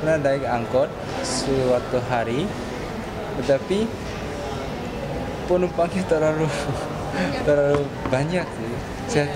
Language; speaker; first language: Indonesian; non-native, fluent; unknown